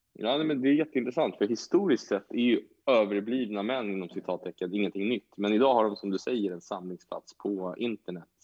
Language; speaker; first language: Swedish; native; Swedish